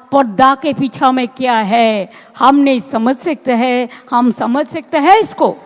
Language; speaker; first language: Hindi; non-native, local second language; Bangla